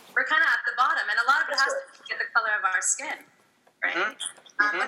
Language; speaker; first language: English; native; English